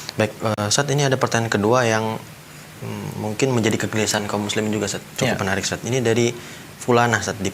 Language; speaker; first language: Indonesian; native; Indonesian